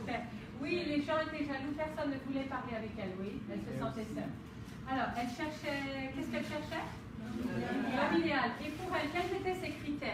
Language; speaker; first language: French; non-native, fluent; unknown